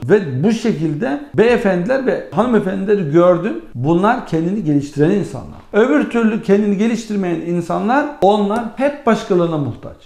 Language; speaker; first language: Turkish; early bilingual, heritage; Turkish